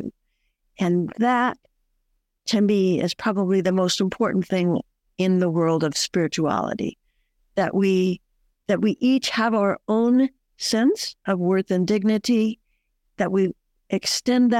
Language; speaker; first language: English; native; English